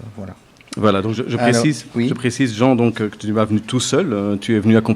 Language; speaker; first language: French; native; French